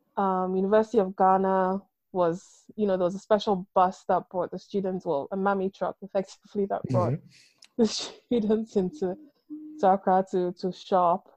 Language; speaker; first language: English; non-native, local second language; Akan